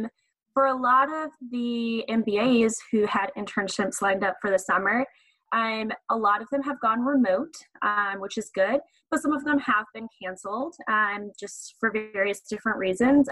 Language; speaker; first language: English; native; English